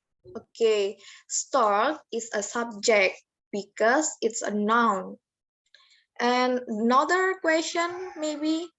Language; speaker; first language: English; non-native, learner; Indonesian